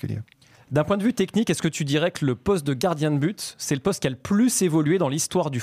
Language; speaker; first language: French; native; French